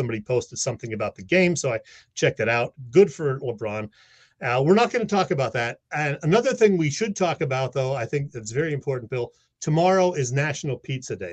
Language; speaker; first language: English; native; English